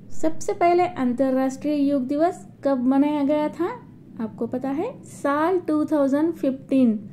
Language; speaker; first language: Hindi; non-native, local second language; Marathi